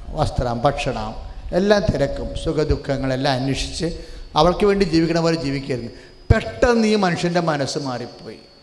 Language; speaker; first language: Malayalam; native; Malayalam